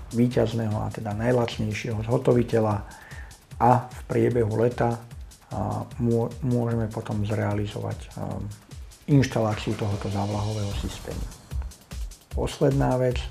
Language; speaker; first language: Slovak; native; Slovak